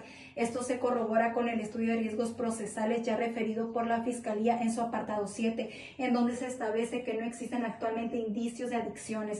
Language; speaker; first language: Spanish; native; Spanish